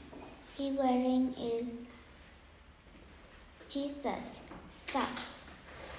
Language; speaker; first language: English; non-native, learner; Vietnamese